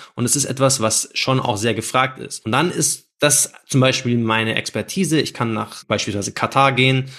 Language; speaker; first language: German; native; German